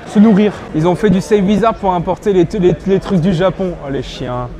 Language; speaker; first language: French; native; French